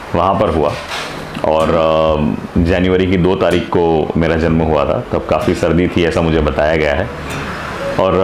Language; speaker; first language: Hindi; non-native, local second language; Gujarati